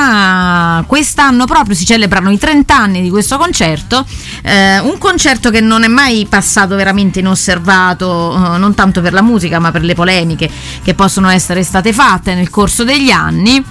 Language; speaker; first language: Italian; native; Italian